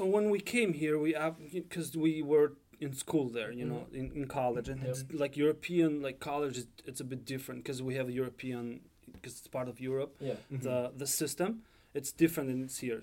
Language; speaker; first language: English; non-native, fluent; Albanian